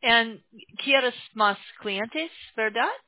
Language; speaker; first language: Spanish; non-native, learner; English